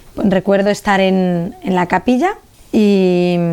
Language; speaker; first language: Spanish; native; Spanish